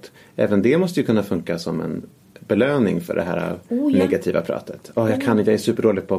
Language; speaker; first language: Swedish; native; Swedish